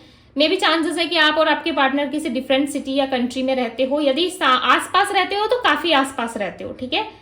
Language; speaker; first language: Hindi; native; Hindi